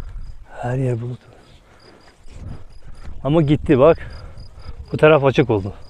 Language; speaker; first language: Turkish; non-native, fluent; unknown